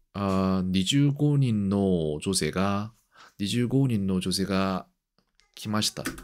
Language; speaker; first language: Japanese; non-native, learner; Korean